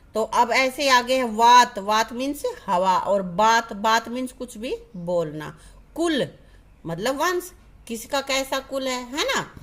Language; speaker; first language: Hindi; native; Hindi